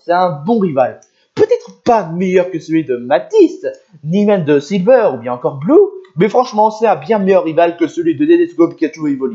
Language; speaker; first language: French; native; French